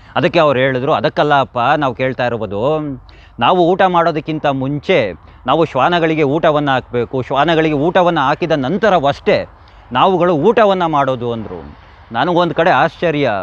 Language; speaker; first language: Kannada; native; Kannada